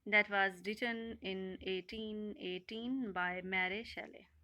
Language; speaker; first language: English; non-native, local second language; Urdu